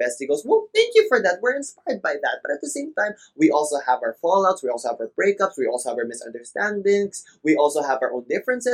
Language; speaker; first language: English; non-native, local second language; Filipino